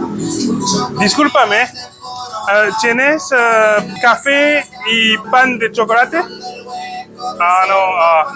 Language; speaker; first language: Spanish; non-native, learner; French